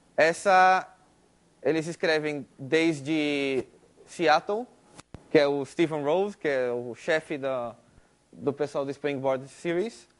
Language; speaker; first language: Portuguese; early bilingual, heritage; Spanish